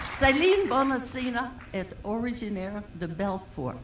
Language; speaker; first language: French; non-native, fluent; English